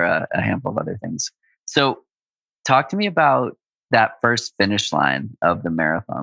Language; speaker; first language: English; native; English